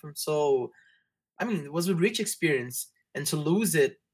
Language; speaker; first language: English; non-native, fluent; Portuguese